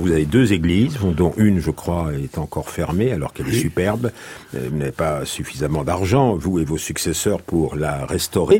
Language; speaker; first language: French; native; French